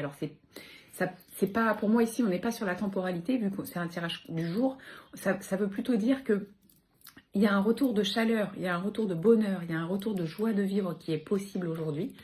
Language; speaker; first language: French; native; French